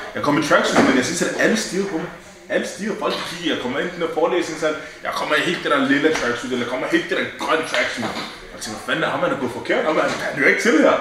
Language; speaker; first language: Danish; early bilingual, other home language; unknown